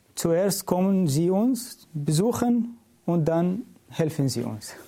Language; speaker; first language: German; non-native, learner; Syriac